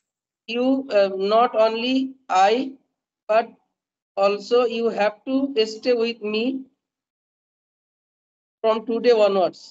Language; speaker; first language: English; non-native, learner; Hindi